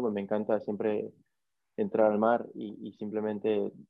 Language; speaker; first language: Spanish; native; Spanish